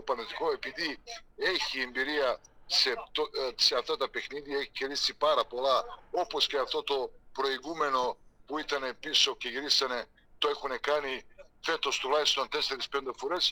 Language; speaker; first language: Greek; non-native, fluent; Serbian